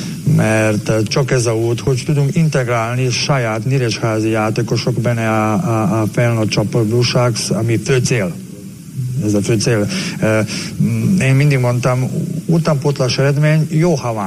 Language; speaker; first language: Hungarian; non-native, learner; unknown